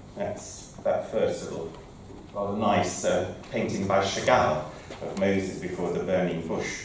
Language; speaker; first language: English; native; English